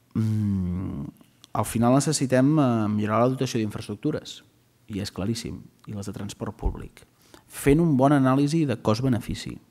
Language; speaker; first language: Catalan; native; Catalan